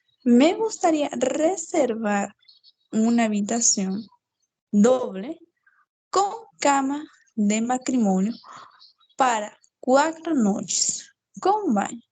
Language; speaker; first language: Spanish; non-native, learner; Portuguese